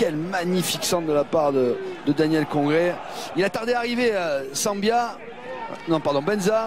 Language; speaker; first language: French; native; French